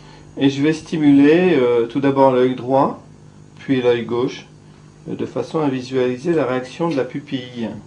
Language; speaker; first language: French; native; French